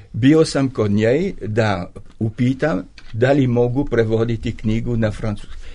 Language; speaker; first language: Serbian; non-native, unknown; French